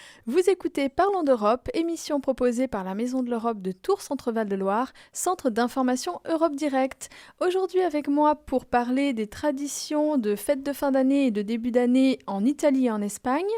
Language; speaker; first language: French; native; French